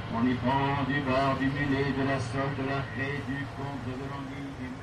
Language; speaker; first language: French; native; French